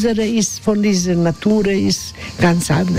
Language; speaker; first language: German; non-native, learner; Croatian